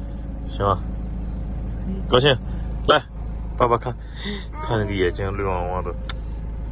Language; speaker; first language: Chinese; native; Chinese